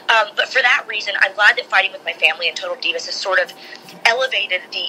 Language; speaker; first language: English; native; English